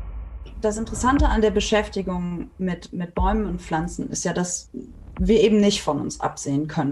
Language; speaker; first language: German; native; German